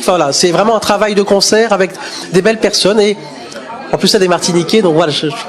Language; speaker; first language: French; native; French